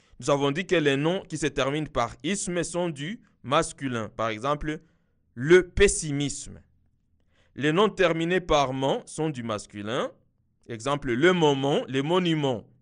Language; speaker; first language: French; non-native, local second language; Kinyarwanda